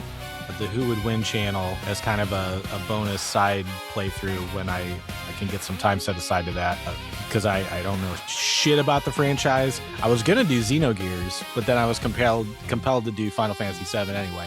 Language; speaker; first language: English; native; English